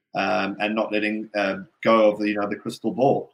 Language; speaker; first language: English; native; English